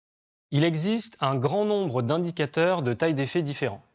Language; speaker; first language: French; native; French